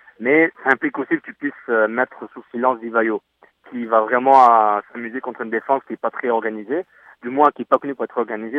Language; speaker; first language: French; native; French